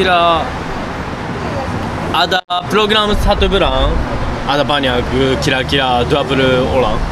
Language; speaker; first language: Indonesian; non-native, learner; Japanese